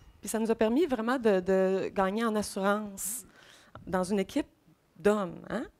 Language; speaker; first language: French; native; French